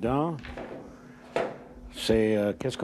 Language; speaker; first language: French; non-native, learner; English